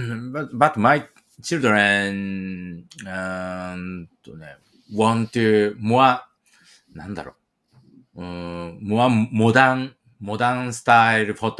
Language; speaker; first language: English; non-native, learner; Japanese